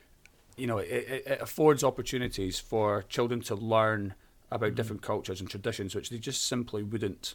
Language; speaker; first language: English; native; English